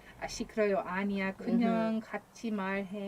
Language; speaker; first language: Korean; non-native, learner; English